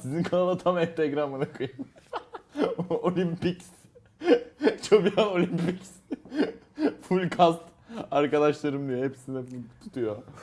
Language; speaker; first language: Turkish; native; Turkish